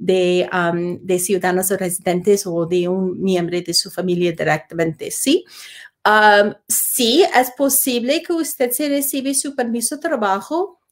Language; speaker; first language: Spanish; non-native, learner; English